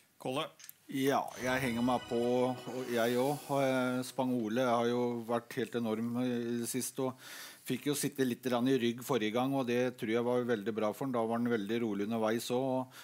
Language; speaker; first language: Norwegian; native; Norwegian